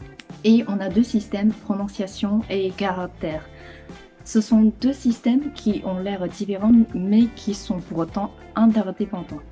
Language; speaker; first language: French; non-native, fluent; Chinese